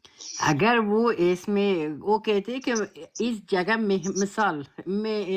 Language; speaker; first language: Hindi; non-native, learner; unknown